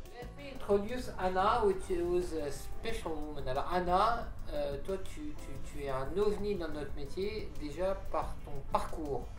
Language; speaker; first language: French; native; French